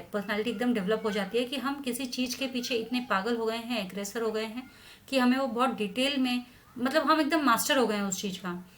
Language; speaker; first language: Hindi; non-native, local second language; Marathi